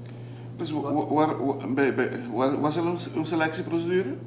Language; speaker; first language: Dutch; non-native, local second language; Papiamento